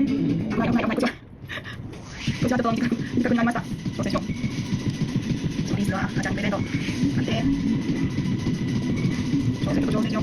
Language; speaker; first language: Japanese; non-native, learner; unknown